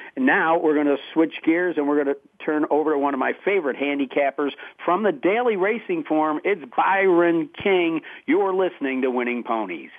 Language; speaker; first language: English; native; English